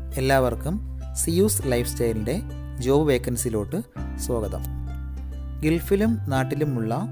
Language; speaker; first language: Malayalam; native; Malayalam